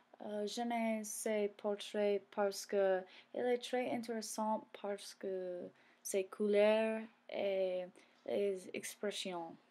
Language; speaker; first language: French; non-native, learner; English